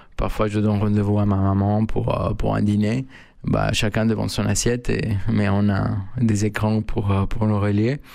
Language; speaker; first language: French; non-native, fluent; Spanish